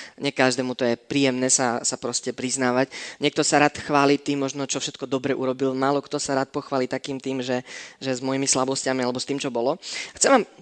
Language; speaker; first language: Slovak; non-native, fluent; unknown